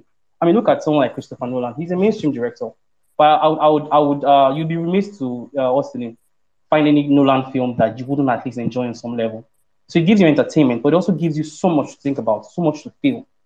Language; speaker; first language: English; non-native, local second language; Yoruba